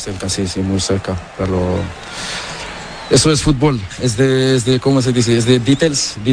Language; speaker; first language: Spanish; non-native, learner; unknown